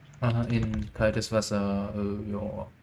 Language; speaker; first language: German; non-native, learner; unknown